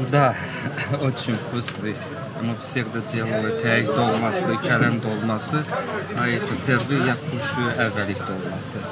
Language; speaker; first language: Russian; non-native, local second language; Azerbaijani